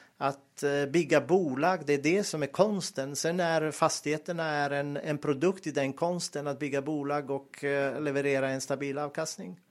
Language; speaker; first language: Swedish; non-native, fluent; Serbian